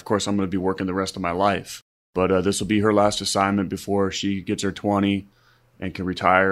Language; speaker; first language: English; native; English